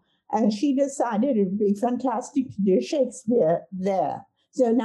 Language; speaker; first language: English; native; English